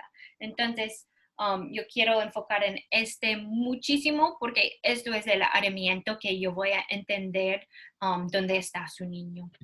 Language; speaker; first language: Spanish; non-native, learner; English